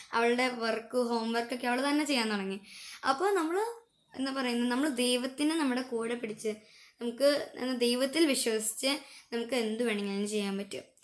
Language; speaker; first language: Malayalam; early bilingual, heritage; Malayalam